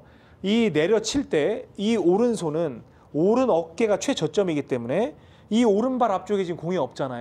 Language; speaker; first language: Korean; native; Korean